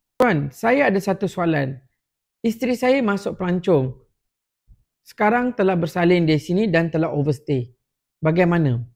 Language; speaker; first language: Malay; non-native, local second language; Tamil